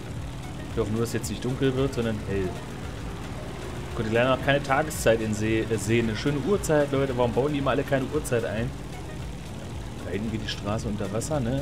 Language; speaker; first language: German; native; German